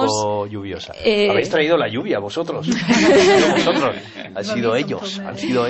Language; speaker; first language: Spanish; native; Spanish